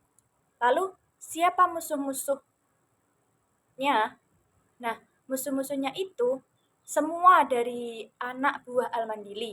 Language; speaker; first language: Indonesian; native; Indonesian